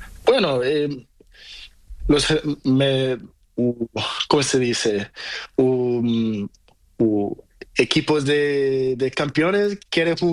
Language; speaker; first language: Spanish; non-native, learner; Portuguese